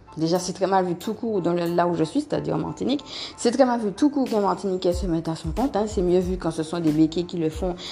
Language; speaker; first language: French; native; French